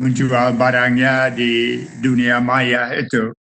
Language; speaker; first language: Indonesian; non-native, fluent; English